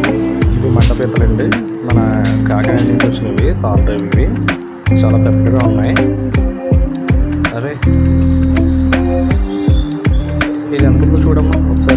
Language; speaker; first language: Telugu; native; Telugu